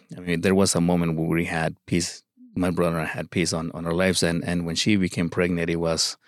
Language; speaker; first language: English; early bilingual, other home language; Spanish